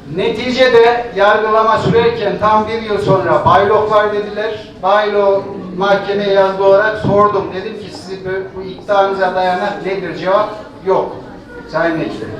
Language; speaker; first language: Turkish; native; Turkish